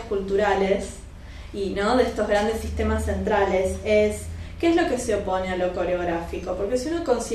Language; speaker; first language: Spanish; native; Spanish